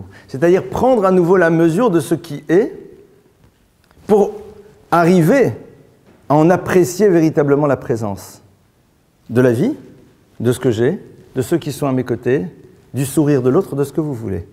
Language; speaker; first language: French; native; French